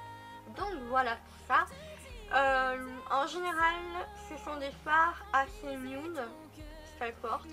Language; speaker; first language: French; native; French